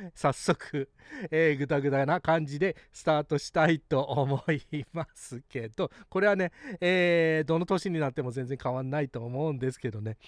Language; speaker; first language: Japanese; early bilingual, heritage; Japanese